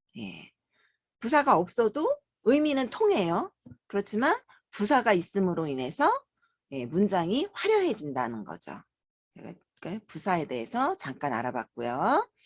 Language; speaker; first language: Korean; native; Korean